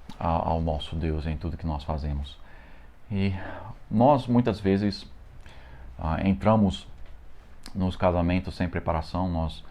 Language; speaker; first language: Portuguese; non-native, fluent; English